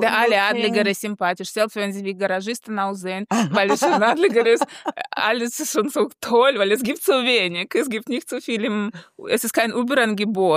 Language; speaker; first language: German; non-native, fluent; Russian